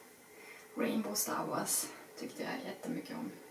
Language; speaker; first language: Swedish; non-native, fluent; German